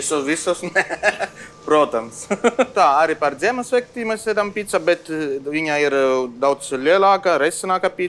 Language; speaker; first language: Latvian; non-native, learner; Italian